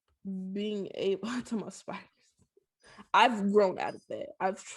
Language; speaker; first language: English; native; English